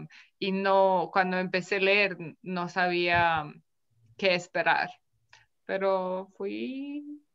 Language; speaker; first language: Spanish; non-native, fluent; Romanian